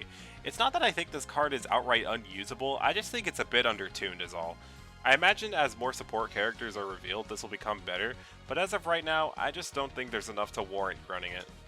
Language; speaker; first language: English; native; English